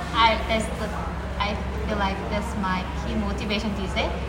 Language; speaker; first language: English; non-native, fluent; Korean